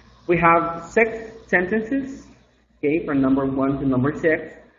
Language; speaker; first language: English; non-native, fluent; Portuguese